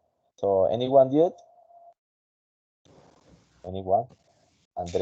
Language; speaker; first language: English; non-native, fluent; Spanish